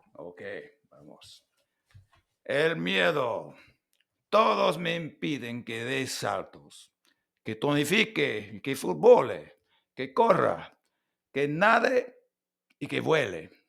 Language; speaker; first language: Spanish; non-native, learner; English